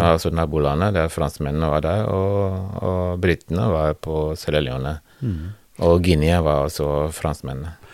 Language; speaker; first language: Norwegian; non-native, fluent; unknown